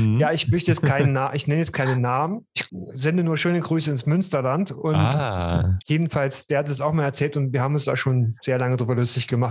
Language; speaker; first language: German; native; German